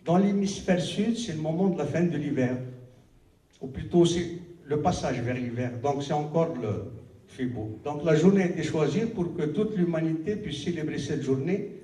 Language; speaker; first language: French; non-native, local second language; Arabic